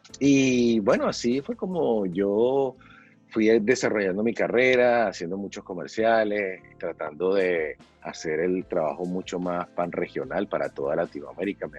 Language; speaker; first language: Spanish; native; Spanish